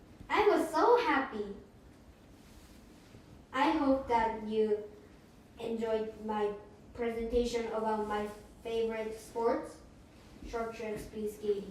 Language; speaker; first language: English; non-native, fluent; Korean